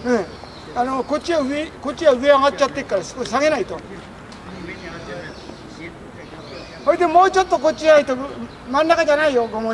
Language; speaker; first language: Japanese; native; Japanese